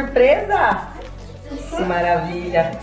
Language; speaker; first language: Portuguese; native; Portuguese